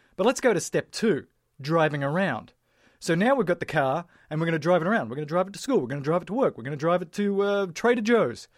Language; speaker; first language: English; native; English